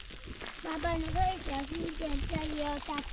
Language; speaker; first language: Chinese; early bilingual, heritage; Chinese